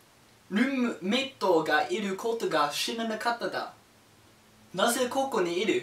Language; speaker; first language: Japanese; non-native, learner; English